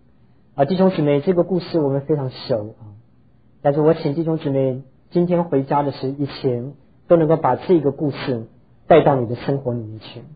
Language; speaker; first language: Chinese; native; Chinese